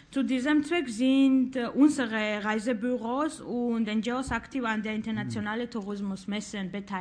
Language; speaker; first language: German; non-native, fluent; Georgian